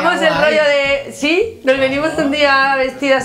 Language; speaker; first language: Spanish; native; Spanish